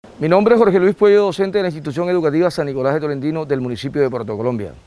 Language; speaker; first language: Spanish; native; Spanish